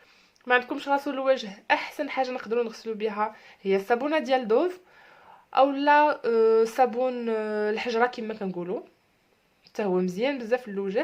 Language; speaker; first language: Arabic; native; Arabic